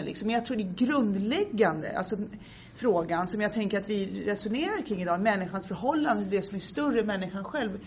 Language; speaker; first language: Swedish; native; Swedish